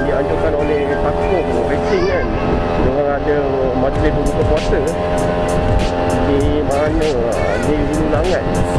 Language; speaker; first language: Malay; native; Malay